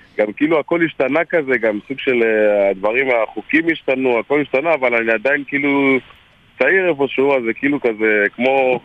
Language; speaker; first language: Hebrew; native; Hebrew